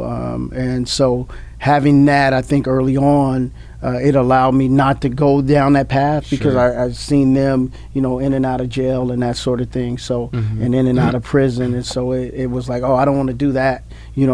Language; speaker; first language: English; native; English